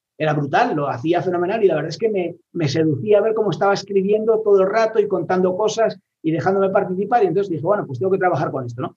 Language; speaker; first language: Spanish; native; Spanish